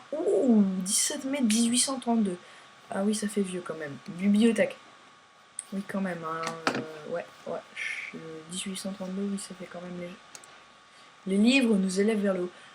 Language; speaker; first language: French; native; French